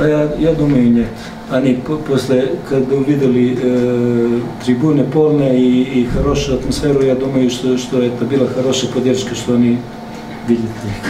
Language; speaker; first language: Russian; non-native, learner; Serbian